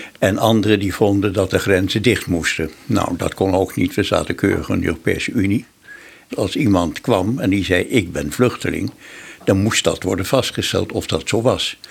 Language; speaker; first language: Dutch; native; Dutch